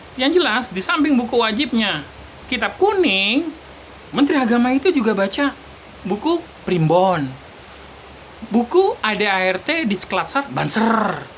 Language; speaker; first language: Indonesian; native; Indonesian